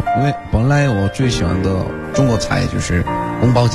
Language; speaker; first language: Chinese; non-native, learner; Korean